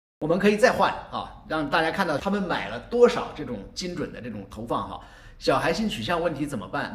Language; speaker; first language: Chinese; native; Chinese